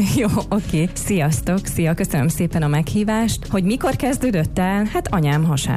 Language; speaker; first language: Hungarian; native; Hungarian